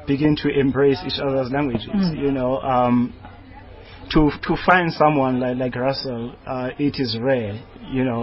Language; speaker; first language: English; non-native, local second language; Xhosa